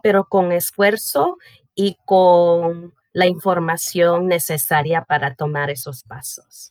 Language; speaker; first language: Spanish; early bilingual, heritage; Spanish